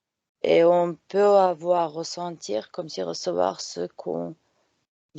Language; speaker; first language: French; non-native, fluent; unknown